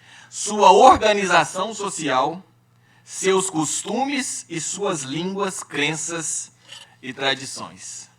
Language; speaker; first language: Portuguese; native; Portuguese